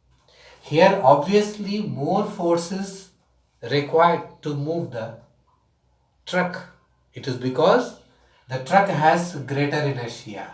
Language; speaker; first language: English; non-native, local second language; Tamil